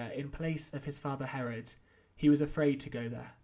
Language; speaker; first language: English; native; English